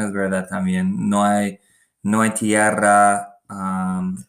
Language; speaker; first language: Spanish; non-native, learner; English